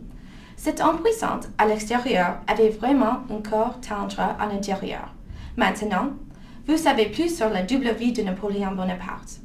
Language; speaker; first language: French; non-native, learner; English